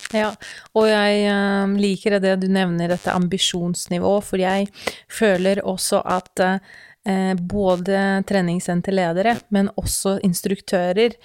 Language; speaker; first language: Norwegian; non-native, fluent; Russian